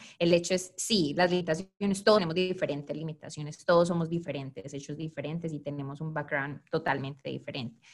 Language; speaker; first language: Spanish; native; Spanish